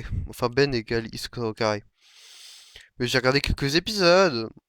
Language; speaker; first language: French; native; French